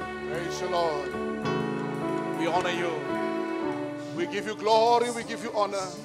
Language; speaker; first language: English; non-native, local second language; Afrikaans